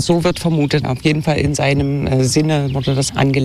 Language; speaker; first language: German; native; German